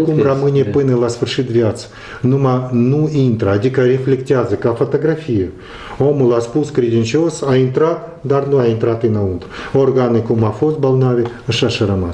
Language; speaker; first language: Romanian; non-native, local second language; Russian